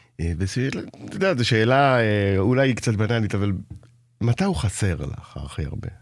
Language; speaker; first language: Hebrew; native; Hebrew